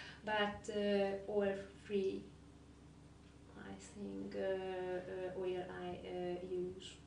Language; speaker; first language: English; non-native, learner; Hungarian